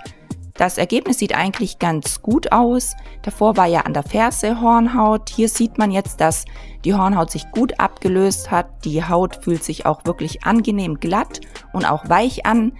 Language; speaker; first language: German; native; German